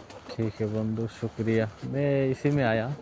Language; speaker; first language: Hindi; non-native, learner; Bangla